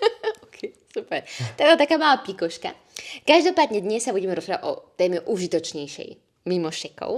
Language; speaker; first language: Slovak; native; Slovak